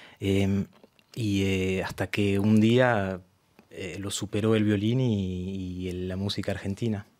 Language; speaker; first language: Spanish; early bilingual, heritage; Spanish